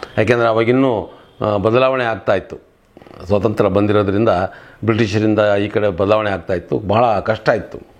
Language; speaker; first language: Kannada; native; Kannada